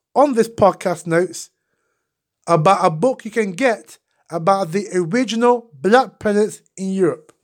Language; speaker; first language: English; non-native, local second language; Akan